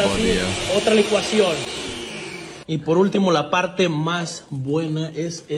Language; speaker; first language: Spanish; native; Spanish